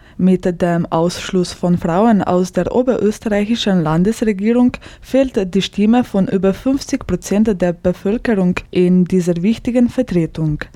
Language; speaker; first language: German; native; German